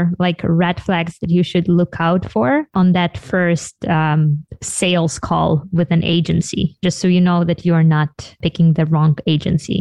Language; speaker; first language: English; non-native, fluent; Ukrainian